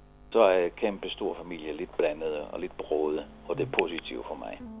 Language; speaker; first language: Danish; non-native, fluent; Italian